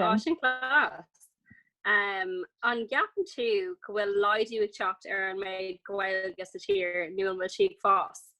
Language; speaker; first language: Irish; non-native, local second language; English